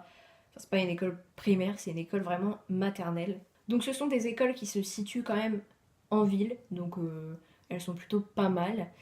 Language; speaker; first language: French; native; French